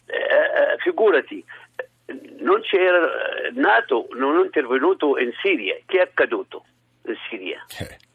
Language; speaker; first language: Italian; non-native, fluent; Arabic